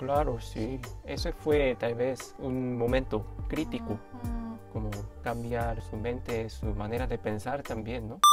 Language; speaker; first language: Spanish; non-native, fluent; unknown